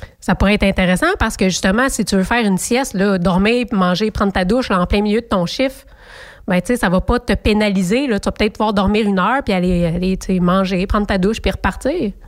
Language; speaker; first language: French; native; French